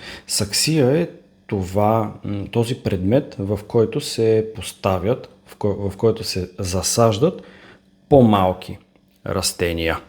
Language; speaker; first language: Bulgarian; native; Bulgarian